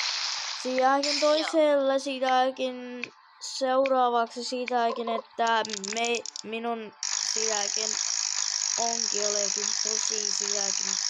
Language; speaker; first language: Finnish; early bilingual, other home language; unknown